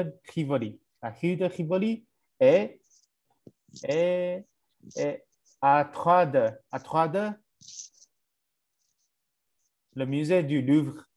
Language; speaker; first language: French; non-native, learner; English